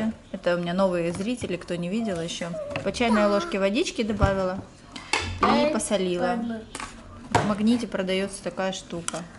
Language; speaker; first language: Russian; native; Russian